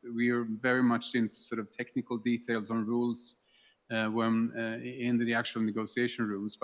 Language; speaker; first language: English; non-native, fluent; Swedish